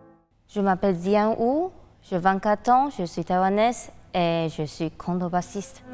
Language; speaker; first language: French; non-native, learner; Chinese